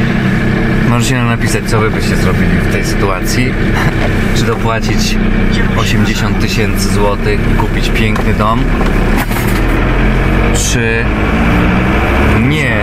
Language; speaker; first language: Polish; native; Polish